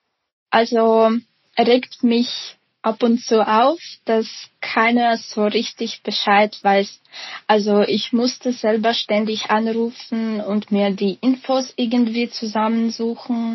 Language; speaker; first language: German; non-native, fluent; Ukrainian